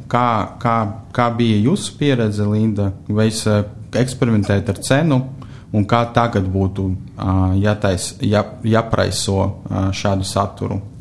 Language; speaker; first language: Latvian; non-native, local second language; Russian